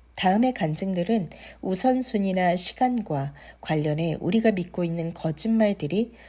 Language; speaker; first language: Korean; native; Korean